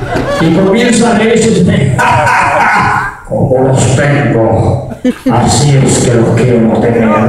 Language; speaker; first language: Spanish; native; Spanish